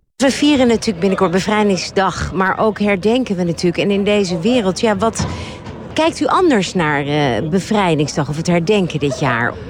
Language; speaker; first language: Dutch; native; Dutch